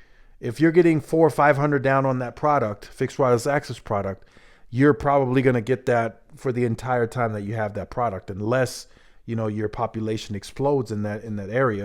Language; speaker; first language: English; native; English